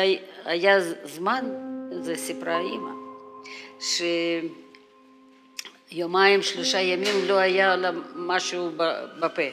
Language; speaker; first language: Hebrew; non-native, learner; Russian